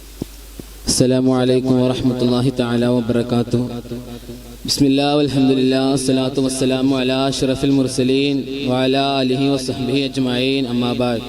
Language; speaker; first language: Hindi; non-native, local second language; Malayalam